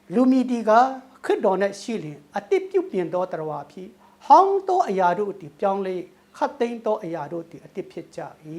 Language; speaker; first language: Burmese; non-native, local second language; Thado Chin